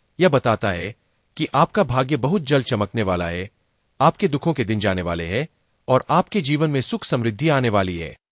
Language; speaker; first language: Hindi; non-native, local second language; Gujarati